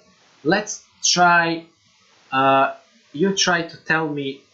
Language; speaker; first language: English; non-native, fluent; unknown